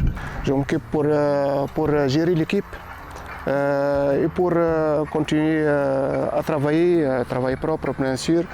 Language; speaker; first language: French; non-native, learner; Arabic